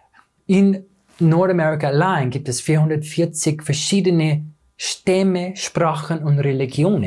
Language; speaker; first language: German; non-native, fluent; English